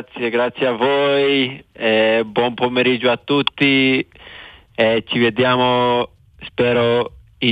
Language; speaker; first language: Italian; non-native, fluent; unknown